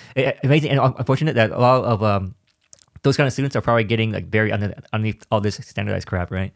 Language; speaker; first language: English; native; English